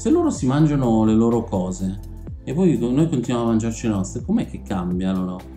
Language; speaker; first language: Italian; early bilingual, other home language; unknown